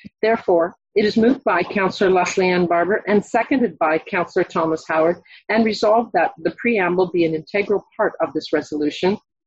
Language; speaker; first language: English; native; English